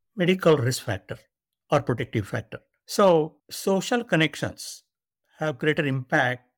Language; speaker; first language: English; non-native, local second language; Marathi